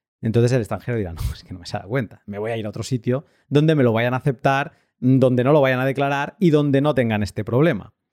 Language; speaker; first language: Spanish; native; Spanish